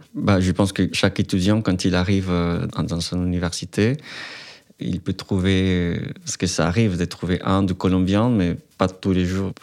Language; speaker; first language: French; non-native, fluent; Spanish